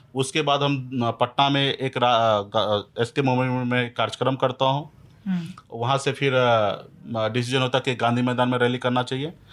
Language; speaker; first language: Hindi; native; Hindi